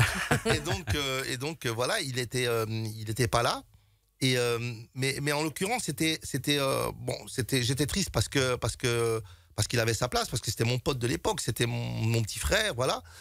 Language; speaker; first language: French; native; French